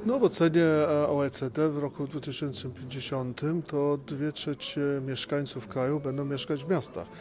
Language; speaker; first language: Polish; early bilingual, heritage; Polish